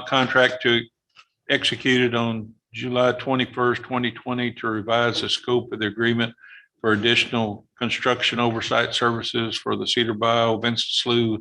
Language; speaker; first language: English; native; English